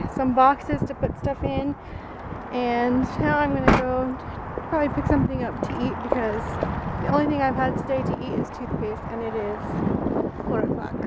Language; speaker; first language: English; native; English